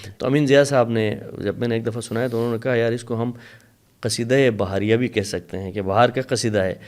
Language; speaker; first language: Urdu; non-native, local second language; Sicilian